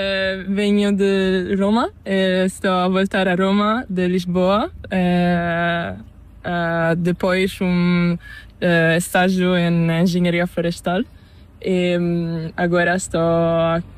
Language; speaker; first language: Spanish; non-native, learner; Italian